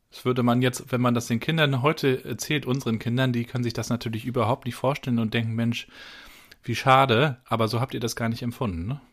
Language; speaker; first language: German; native; German